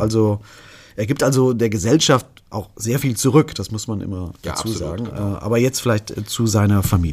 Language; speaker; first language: German; native; German